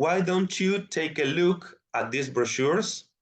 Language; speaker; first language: English; non-native, fluent; Spanish